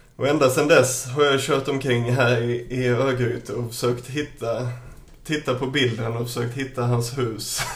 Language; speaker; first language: Swedish; native; Swedish